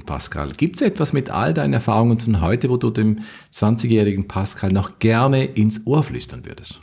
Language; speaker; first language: German; native; German